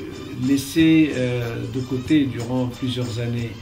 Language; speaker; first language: French; non-native, local second language; Arabic